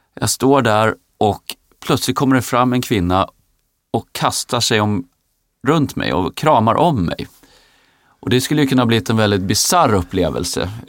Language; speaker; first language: Swedish; native; Swedish